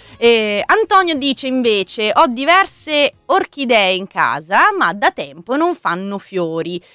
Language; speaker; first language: Italian; native; Italian